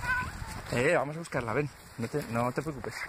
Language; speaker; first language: Spanish; native; Spanish